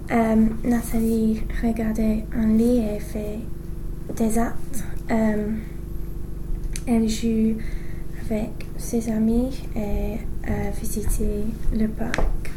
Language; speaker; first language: French; non-native, learner; English